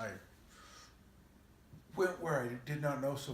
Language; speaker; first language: English; native; English